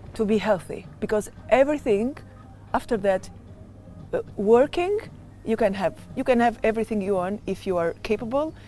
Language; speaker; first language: English; non-native, learner; Albanian